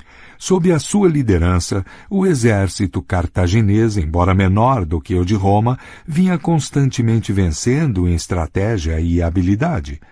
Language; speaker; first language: Portuguese; native; Portuguese